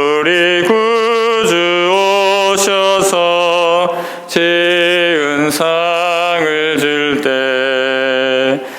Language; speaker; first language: Korean; native; Korean